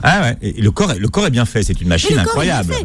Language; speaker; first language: French; native; French